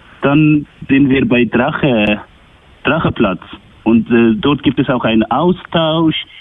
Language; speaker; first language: German; non-native, learner; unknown